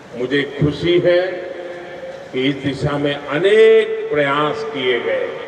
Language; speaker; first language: Hindi; non-native, local second language; Gujarati